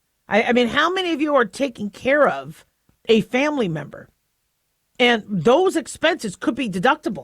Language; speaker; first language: English; native; English